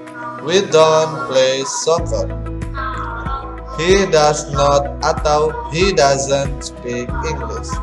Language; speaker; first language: English; non-native, learner; Indonesian